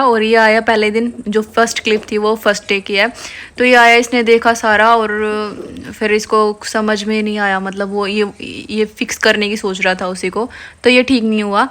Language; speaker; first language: Hindi; native; Hindi